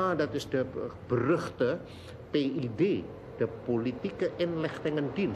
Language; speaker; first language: Dutch; non-native, local second language; Indonesian